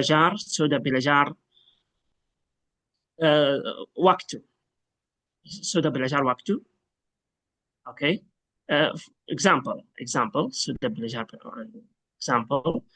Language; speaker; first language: Indonesian; non-native, learner; Arabic